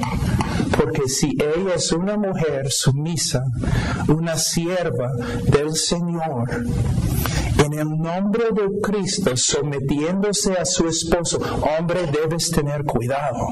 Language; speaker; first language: Spanish; non-native, fluent; English